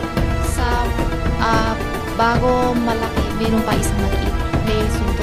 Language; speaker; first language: Filipino; non-native, learner; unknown